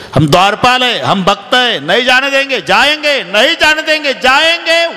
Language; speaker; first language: Hindi; non-native, local second language; Marathi